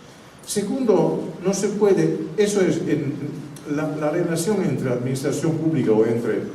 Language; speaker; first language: Spanish; non-native, fluent; Italian